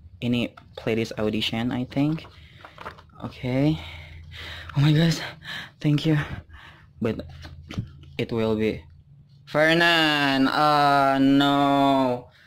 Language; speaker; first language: English; non-native, learner; Indonesian